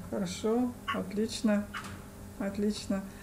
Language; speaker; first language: Russian; native; Russian